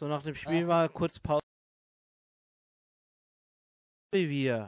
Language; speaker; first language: German; native; German